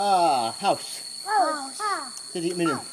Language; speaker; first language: Indonesian; non-native, learner; English